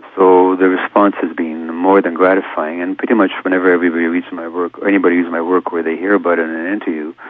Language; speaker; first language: English; early bilingual, other home language; Hungarian